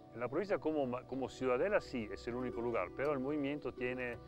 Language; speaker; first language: Spanish; non-native, fluent; Italian